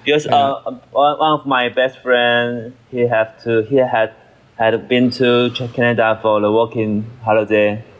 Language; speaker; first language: English; non-native, learner; Chinese